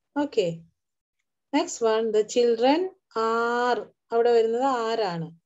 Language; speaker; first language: English; non-native, local second language; Malayalam